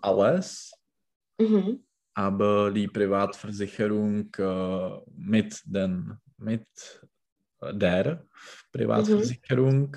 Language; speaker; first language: German; non-native, learner; Czech